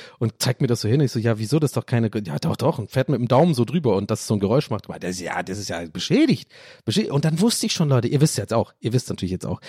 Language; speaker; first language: German; non-native, fluent; English